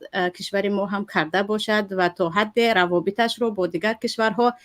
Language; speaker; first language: Persian; native; Persian